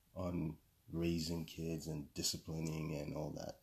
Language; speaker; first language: English; non-native, local second language; Yoruba